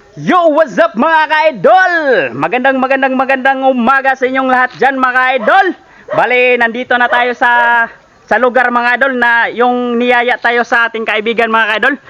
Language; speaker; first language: Filipino; non-native, local second language; Cebuano